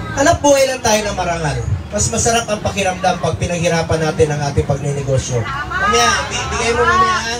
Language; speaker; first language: Filipino; non-native, local second language; Cebuano